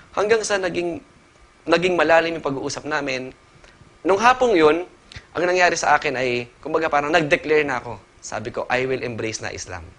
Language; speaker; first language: Filipino; native; Filipino